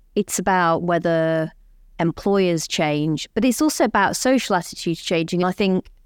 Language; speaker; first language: English; native; English